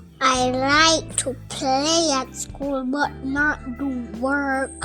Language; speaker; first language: English; non-native, local second language; Jamaican Creole English